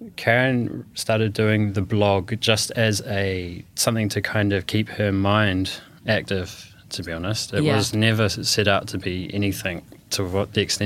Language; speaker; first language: English; native; English